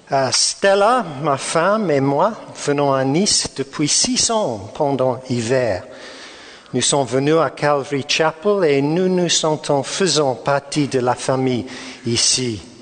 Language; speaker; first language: French; non-native, learner; English